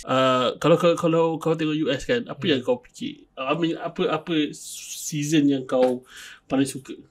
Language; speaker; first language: Malay; early bilingual, heritage; Malay